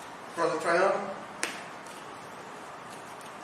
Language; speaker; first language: English; non-native, learner; Portuguese